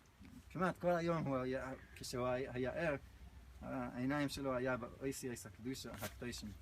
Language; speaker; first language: Hebrew; non-native, fluent; English